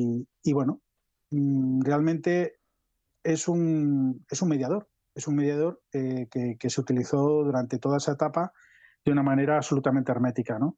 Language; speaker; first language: Spanish; native; Spanish